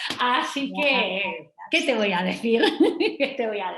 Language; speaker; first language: Spanish; native; Spanish